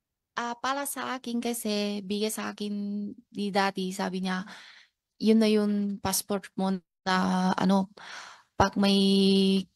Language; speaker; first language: Filipino; non-native, learner; Chinese